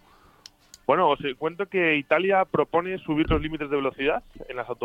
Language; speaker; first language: Spanish; native; Spanish